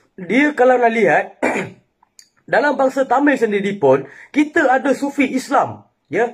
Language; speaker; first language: Malay; non-native, local second language; Tamil